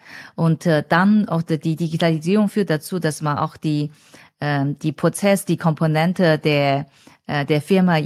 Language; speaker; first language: German; non-native, fluent; Chinese